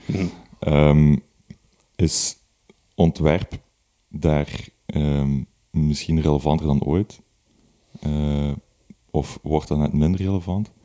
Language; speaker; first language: Dutch; native; Dutch